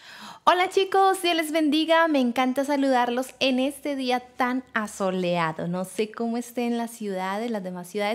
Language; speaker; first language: Spanish; native; Spanish